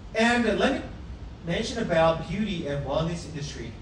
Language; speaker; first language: English; non-native, fluent; Korean